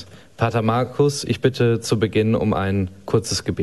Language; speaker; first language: German; native; German